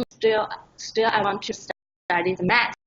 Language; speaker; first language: English; non-native, learner; Chinese